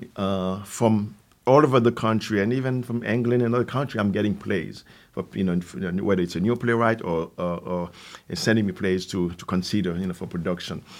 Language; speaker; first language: English; non-native, fluent; Haitian Creole